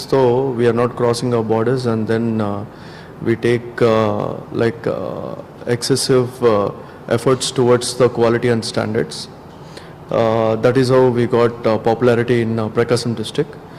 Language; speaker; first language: English; non-native, local second language; Telugu